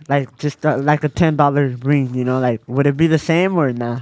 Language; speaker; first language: English; early bilingual, other home language; Spanish